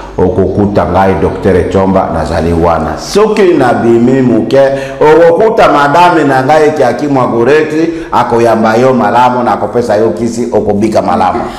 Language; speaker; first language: Lingala; non-native, local second language; Swahili